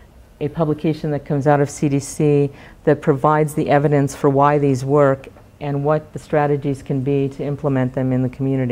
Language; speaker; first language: English; native; English